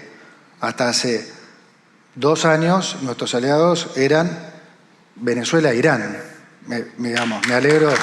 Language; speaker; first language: Spanish; native; Spanish